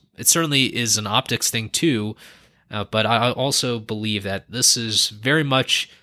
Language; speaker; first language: English; native; English